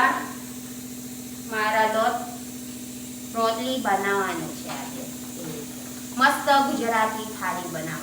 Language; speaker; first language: Gujarati; non-native, learner; Filipino